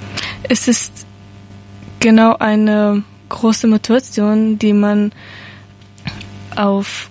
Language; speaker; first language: German; non-native, learner; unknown